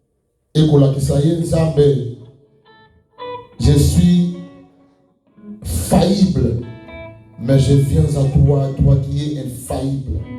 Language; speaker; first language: French; non-native, local second language; Lingala